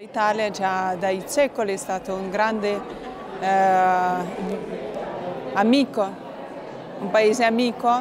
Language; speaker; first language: Italian; non-native, fluent; Albanian